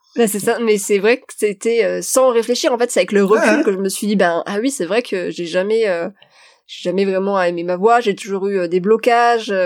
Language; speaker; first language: French; native; French